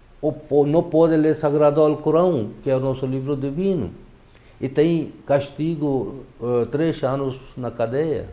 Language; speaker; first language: Portuguese; non-native, fluent; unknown